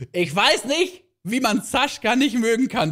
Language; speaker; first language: German; native; German